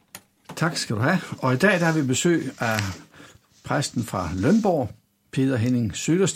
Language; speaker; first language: Danish; native; Danish